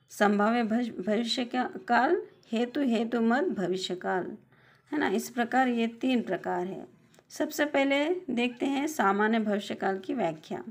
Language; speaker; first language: Hindi; non-native, local second language; Telugu